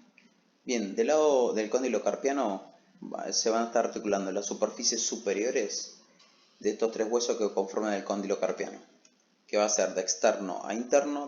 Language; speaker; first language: Spanish; native; Spanish